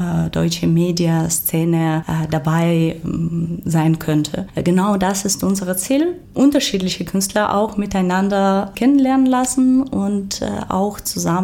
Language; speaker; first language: German; non-native, fluent; Ukrainian